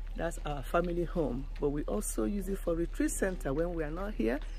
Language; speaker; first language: English; non-native, local second language; Igbo